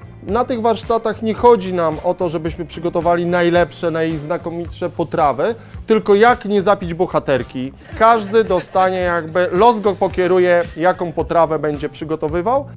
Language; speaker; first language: Polish; native; Polish